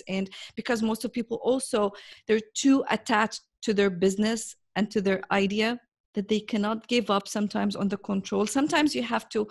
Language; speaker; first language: English; non-native, fluent; Arabic